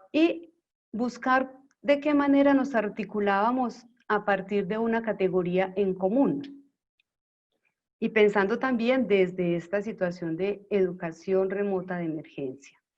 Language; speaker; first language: Spanish; native; Spanish